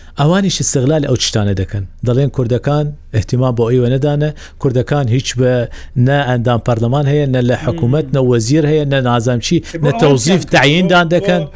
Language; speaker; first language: Central Kurdish; non-native, local second language; Southern Kurdish